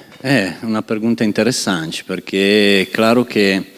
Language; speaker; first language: Portuguese; non-native, fluent; Italian